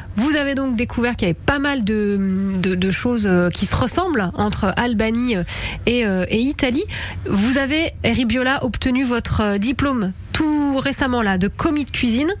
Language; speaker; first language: French; native; French